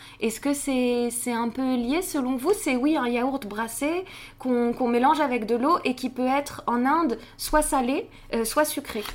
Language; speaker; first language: French; native; French